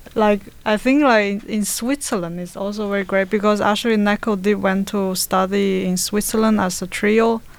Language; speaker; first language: English; non-native, learner; Chinese